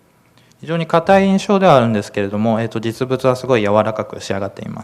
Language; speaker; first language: Japanese; native; Japanese